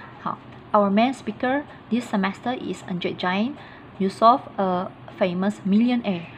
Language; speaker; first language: English; non-native, local second language; Chinese